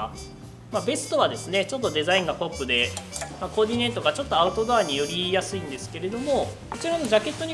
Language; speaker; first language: Japanese; native; Japanese